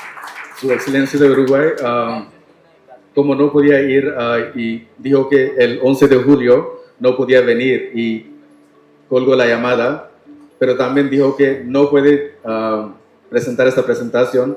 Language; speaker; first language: Spanish; non-native, learner; Tamil